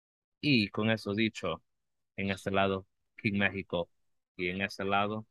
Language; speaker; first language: Spanish; early bilingual, heritage; Spanish